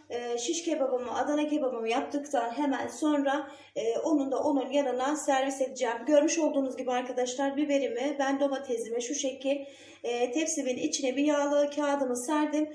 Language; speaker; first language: Turkish; native; Turkish